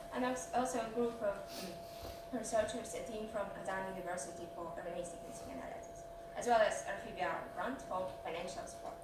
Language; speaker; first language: English; non-native, fluent; Russian